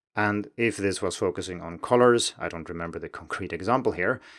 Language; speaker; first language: English; non-native, fluent; Swedish